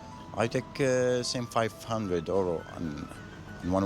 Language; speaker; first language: English; non-native, learner; Arabic